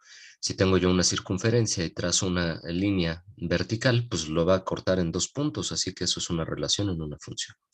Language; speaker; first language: Spanish; native; Spanish